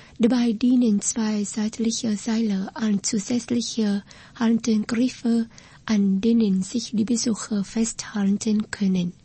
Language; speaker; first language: German; non-native, fluent; Vietnamese